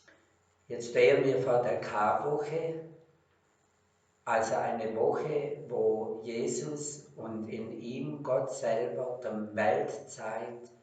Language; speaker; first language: German; native; German